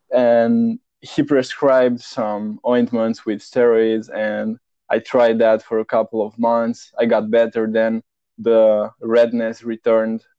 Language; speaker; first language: English; non-native, fluent; Romanian